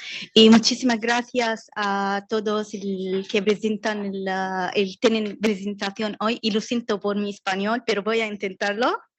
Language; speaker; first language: Spanish; non-native, learner; Arabic